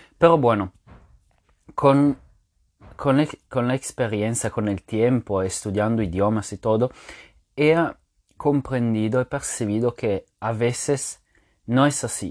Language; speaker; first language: Spanish; non-native, fluent; French